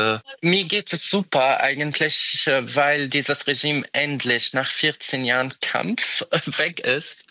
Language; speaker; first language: German; non-native, fluent; Arabic